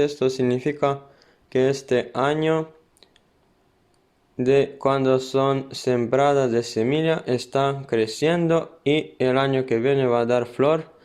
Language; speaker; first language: Spanish; non-native, fluent; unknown